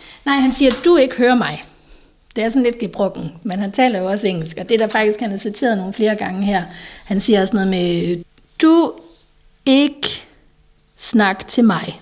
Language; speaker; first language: Danish; native; Danish